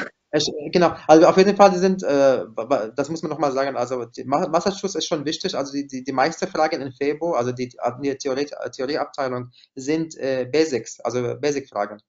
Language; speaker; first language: German; non-native, fluent; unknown